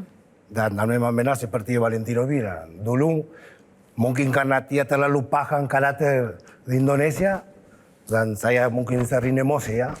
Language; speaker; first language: Indonesian; non-native, fluent; Spanish